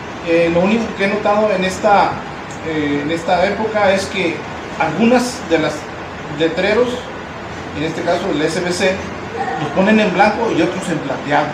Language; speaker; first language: Spanish; native; Spanish